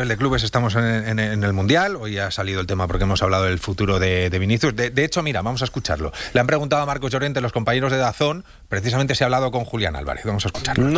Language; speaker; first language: Spanish; native; Spanish